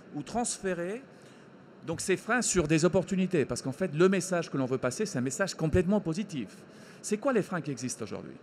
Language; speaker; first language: French; non-native, fluent; Spanish